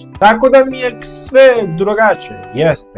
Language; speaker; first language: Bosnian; non-native, learner; Korean